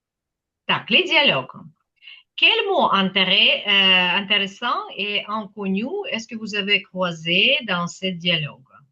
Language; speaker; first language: French; non-native, fluent; Ukrainian